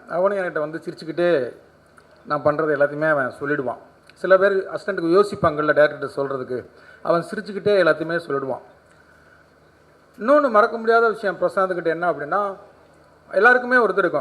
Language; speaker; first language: Tamil; native; Tamil